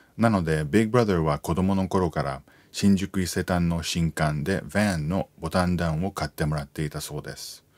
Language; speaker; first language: Japanese; non-native, fluent; English